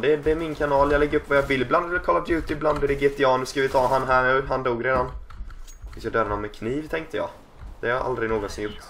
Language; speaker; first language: Swedish; native; Swedish